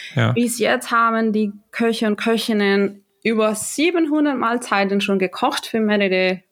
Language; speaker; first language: German; non-native, fluent; Spanish